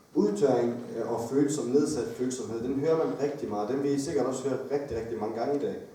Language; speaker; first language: Danish; early bilingual, other home language; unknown